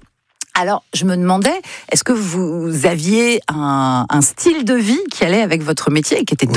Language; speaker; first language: French; native; French